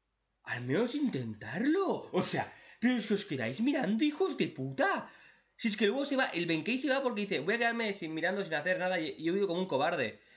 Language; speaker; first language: Spanish; native; Spanish